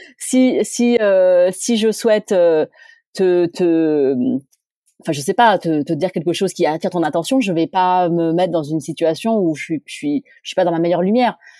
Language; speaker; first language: French; early bilingual, other home language; Chinese